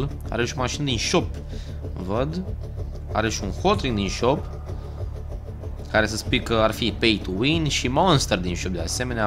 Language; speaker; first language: Romanian; native; Romanian